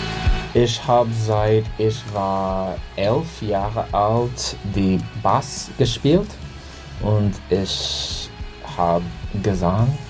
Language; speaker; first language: German; non-native, learner; English